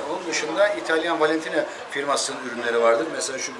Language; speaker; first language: Turkish; native; Turkish